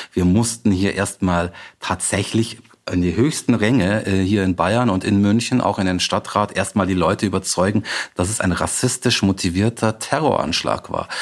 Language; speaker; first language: German; native; German